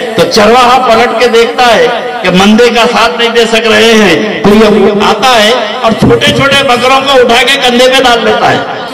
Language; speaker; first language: Hindi; non-native, local second language; Urdu